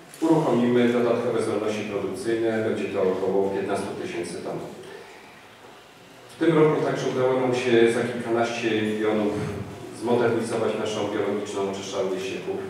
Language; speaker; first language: Polish; native; Polish